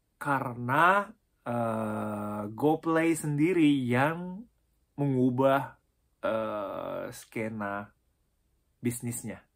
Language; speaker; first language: Indonesian; non-native, fluent; Japanese